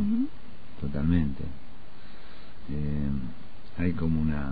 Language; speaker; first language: Spanish; native; Spanish